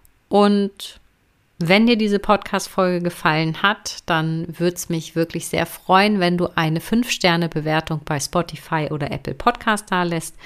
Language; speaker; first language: German; native; German